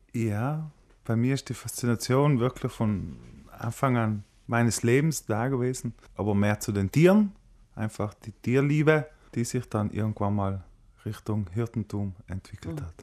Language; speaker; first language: German; native; German